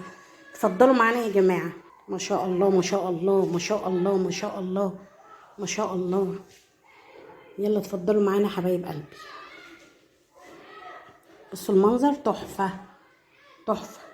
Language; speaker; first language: Arabic; native; Arabic